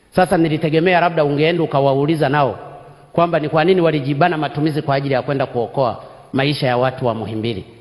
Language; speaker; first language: Swahili; non-native, local second language; Sukuma